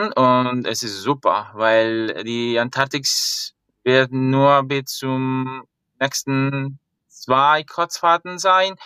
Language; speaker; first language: German; non-native, fluent; Spanish